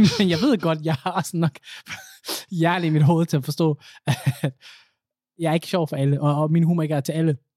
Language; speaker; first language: Danish; early bilingual, other home language; Somali